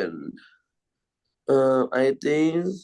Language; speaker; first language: English; non-native, learner; Thai